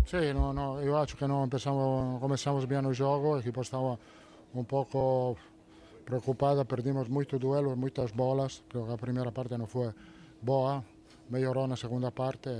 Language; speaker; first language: Portuguese; non-native, learner; Italian